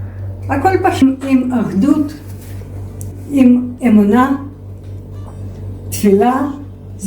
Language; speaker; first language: Hebrew; non-native, fluent; Russian